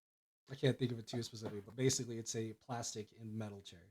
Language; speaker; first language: English; native; English